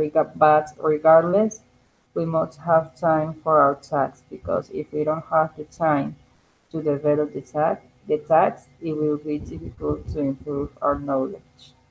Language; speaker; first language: English; non-native, learner; Spanish